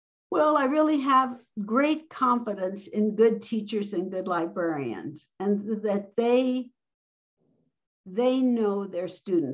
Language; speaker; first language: English; early bilingual, other home language; Spanish